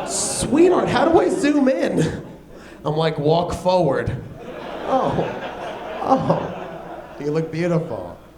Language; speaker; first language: English; native; English